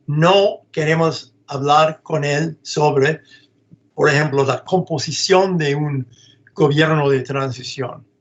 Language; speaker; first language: Spanish; non-native, fluent; English